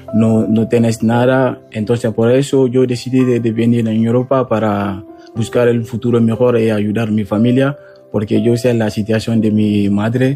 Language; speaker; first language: Spanish; non-native, learner; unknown